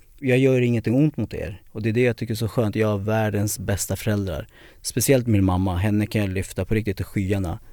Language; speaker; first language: Swedish; early bilingual, other home language; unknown